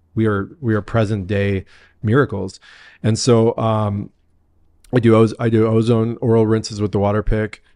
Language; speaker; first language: English; native; English